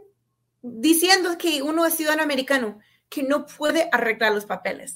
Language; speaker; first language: Spanish; non-native, fluent; English